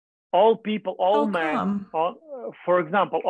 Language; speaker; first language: English; non-native, learner; Ukrainian